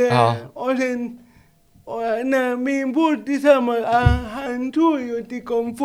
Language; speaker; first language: Swedish; non-native, learner; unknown